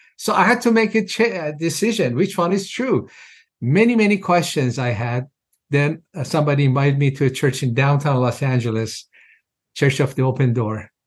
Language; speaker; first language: English; non-native, fluent; Persian